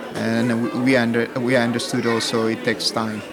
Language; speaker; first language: English; non-native, fluent; Amharic